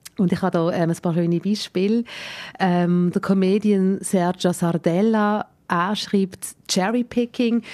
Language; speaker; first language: German; early bilingual, other home language; Malayalam